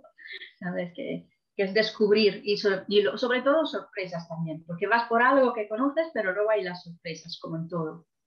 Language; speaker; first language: Spanish; non-native, fluent; Italian